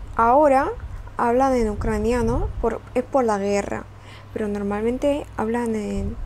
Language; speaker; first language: Spanish; non-native, fluent; Russian